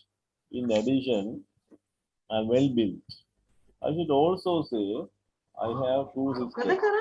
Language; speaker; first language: English; non-native, local second language; Sinhala